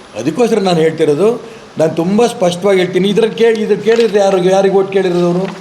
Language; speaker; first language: Kannada; native; Kannada